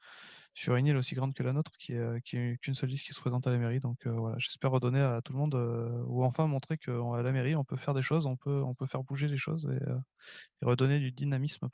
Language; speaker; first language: French; native; French